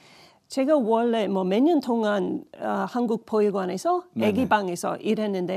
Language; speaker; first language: Korean; non-native, learner; English